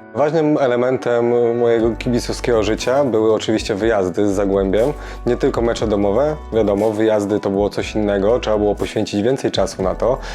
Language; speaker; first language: Polish; native; Polish